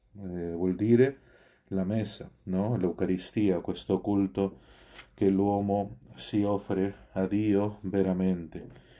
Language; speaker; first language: Italian; non-native, fluent; Spanish